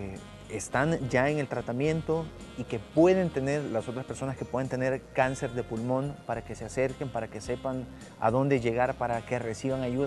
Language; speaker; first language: Spanish; native; Spanish